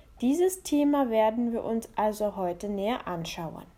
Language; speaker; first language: German; non-native, fluent; Czech